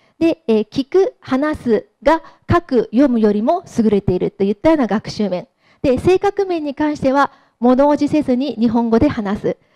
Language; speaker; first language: Japanese; native; Japanese